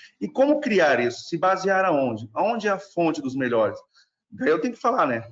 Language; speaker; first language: Portuguese; non-native, fluent; German